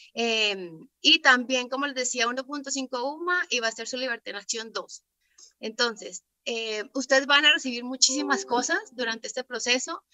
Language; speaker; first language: Spanish; native; Spanish